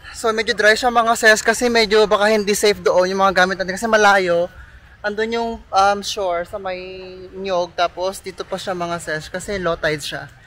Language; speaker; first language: Filipino; native; Filipino